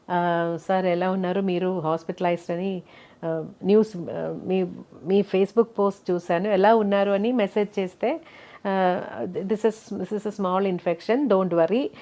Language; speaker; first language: Telugu; non-native, fluent; Malayalam